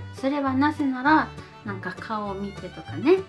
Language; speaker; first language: Japanese; non-native, learner; Spanish